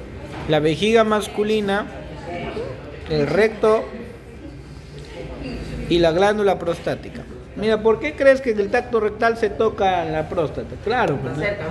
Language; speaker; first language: Spanish; native; Spanish